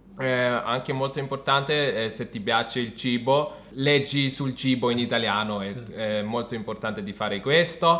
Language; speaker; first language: Italian; non-native, fluent; German